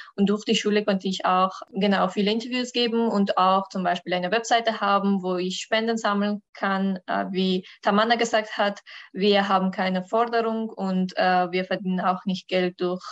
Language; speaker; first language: German; non-native, learner; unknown